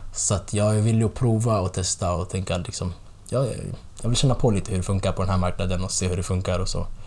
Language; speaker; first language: Swedish; early bilingual, other home language; Tigrinya